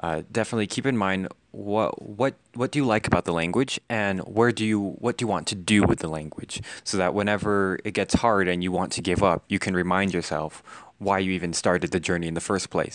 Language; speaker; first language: English; native; English